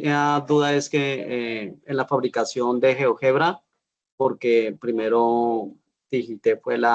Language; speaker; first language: Spanish; native; Spanish